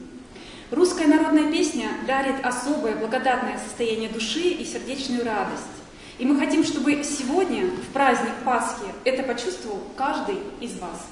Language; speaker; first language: Russian; native; Russian